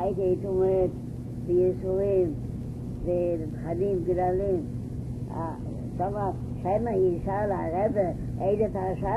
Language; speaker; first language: Hebrew; non-native, fluent; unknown